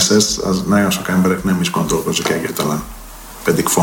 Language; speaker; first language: Hungarian; non-native, fluent; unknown